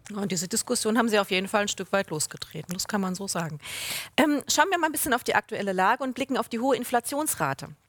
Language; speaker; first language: German; native; German